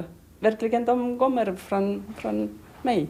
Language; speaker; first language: Swedish; non-native, learner; Estonian